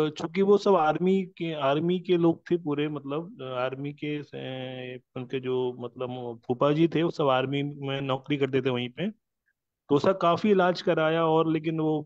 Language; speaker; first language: Hindi; non-native, local second language; Marathi